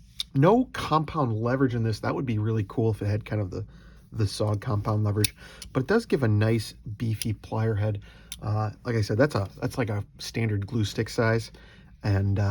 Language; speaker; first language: English; native; English